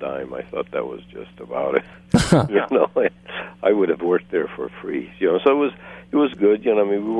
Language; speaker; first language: English; non-native, fluent; Hungarian